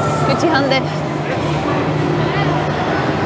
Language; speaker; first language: Japanese; non-native, learner; Dutch